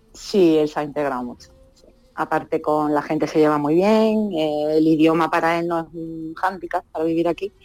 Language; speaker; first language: Spanish; native; Spanish